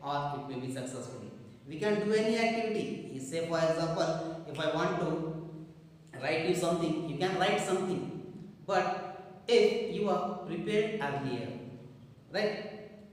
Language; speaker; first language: English; non-native, local second language; Kannada